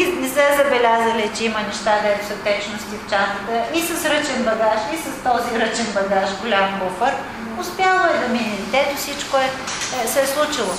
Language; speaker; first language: Bulgarian; native; Bulgarian